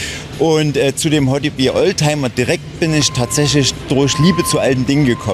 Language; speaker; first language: German; native; German